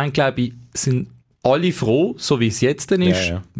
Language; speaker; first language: German; native; German